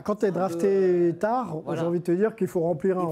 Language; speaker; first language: French; native; French